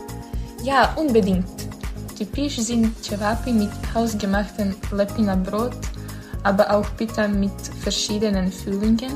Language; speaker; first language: German; non-native, learner; Bosnian